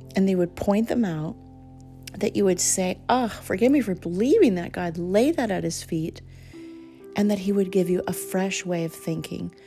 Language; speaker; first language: English; native; English